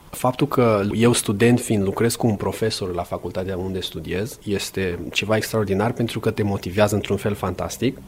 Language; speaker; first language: Romanian; native; Romanian